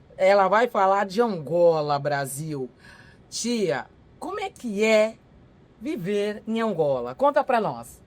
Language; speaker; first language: Portuguese; native; Portuguese